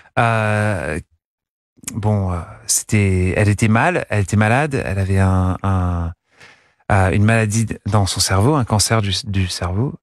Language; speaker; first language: French; non-native, fluent; English